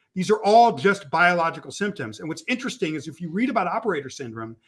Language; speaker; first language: English; native; English